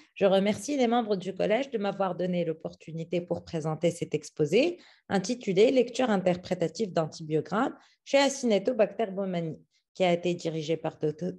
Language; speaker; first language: French; non-native, local second language; Arabic